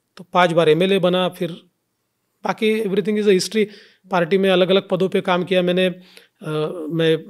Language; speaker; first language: Hindi; non-native, local second language; Marathi